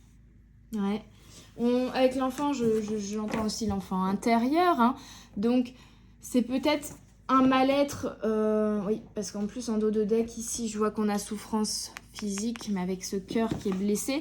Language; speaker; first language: French; native; French